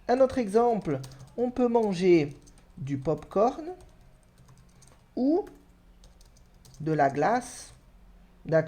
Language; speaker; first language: French; non-native, fluent; Portuguese